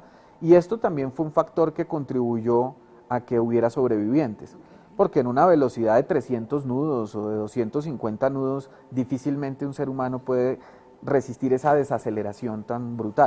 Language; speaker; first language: Spanish; native; Spanish